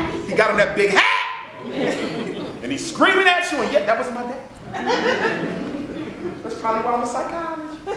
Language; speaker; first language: English; native; English